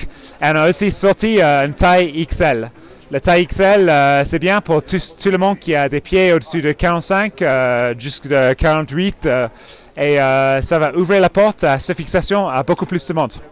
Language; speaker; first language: French; non-native, fluent; English